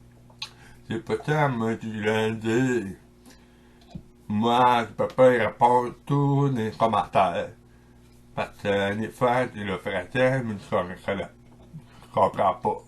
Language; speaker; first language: French; non-native, local second language; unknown